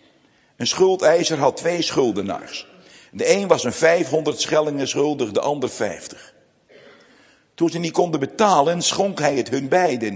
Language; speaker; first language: Dutch; native; Dutch